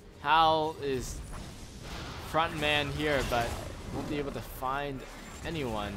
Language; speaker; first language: English; native; English